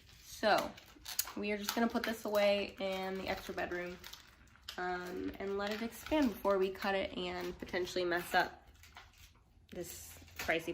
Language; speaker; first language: English; native; English